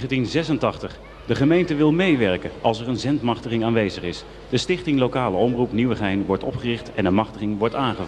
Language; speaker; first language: Dutch; native; Dutch